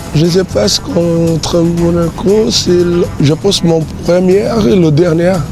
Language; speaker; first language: French; non-native, fluent; Portuguese